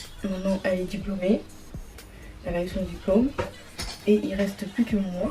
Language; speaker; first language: French; native; French